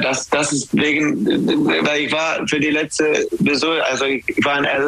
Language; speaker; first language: German; non-native, fluent; English